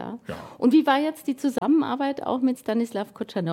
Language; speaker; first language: German; native; German